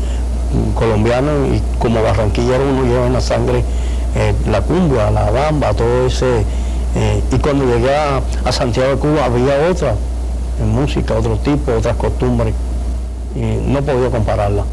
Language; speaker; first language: Spanish; native; Spanish